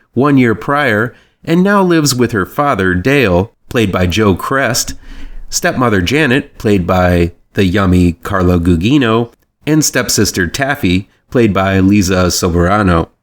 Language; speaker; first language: English; native; English